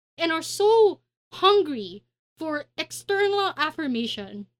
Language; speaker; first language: English; non-native, local second language; Filipino